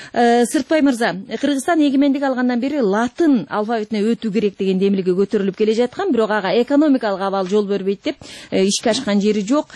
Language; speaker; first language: Kyrgyz; native; Kyrgyz